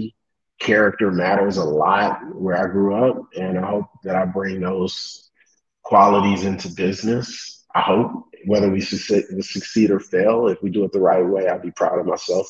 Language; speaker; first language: English; native; English